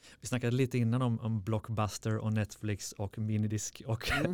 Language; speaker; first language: Swedish; native; Swedish